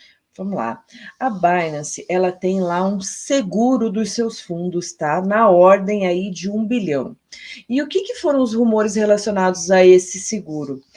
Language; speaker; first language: Portuguese; native; Portuguese